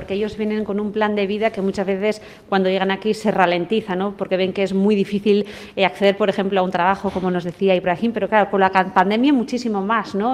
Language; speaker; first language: Spanish; native; Spanish